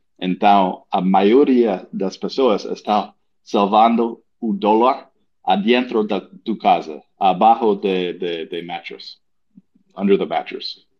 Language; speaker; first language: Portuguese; non-native, learner; English